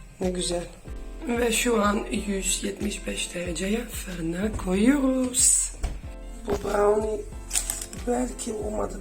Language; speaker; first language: Turkish; non-native, fluent; Dutch